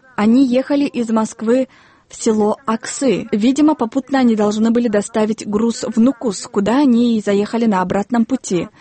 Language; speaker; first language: Russian; non-native, local second language; Kyrgyz